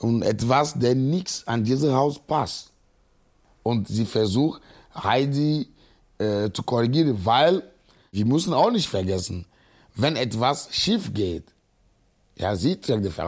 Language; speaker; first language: German; non-native, fluent; Ewe